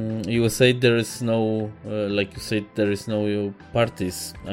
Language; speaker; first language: English; non-native, fluent; Polish